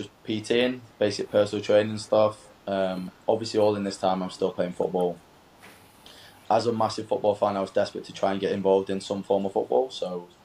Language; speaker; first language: English; native; English